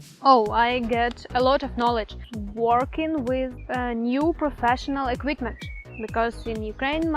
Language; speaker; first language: English; non-native, learner; Ukrainian